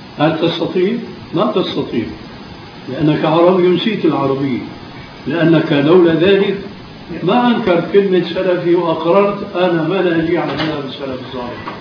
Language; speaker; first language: Arabic; early bilingual, other home language; Albanian